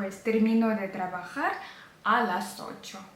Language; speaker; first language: Spanish; non-native, fluent; Ukrainian